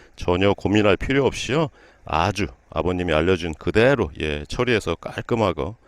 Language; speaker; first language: Korean; native; Korean